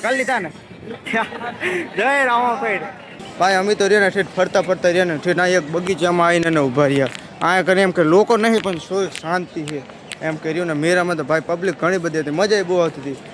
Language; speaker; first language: Gujarati; native; Gujarati